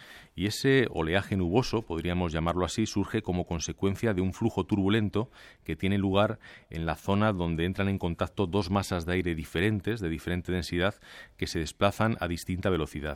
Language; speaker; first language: Spanish; native; Spanish